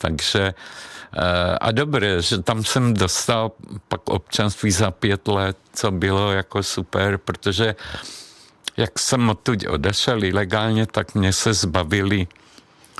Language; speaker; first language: Czech; non-native, fluent; Hungarian